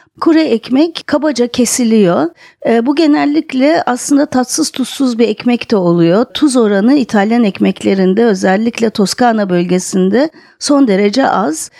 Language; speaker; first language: Turkish; native; Turkish